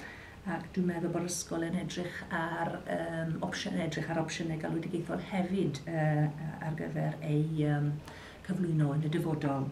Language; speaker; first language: Welsh; native; Welsh